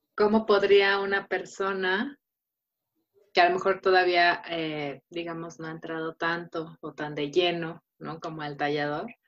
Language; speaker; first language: Spanish; native; Spanish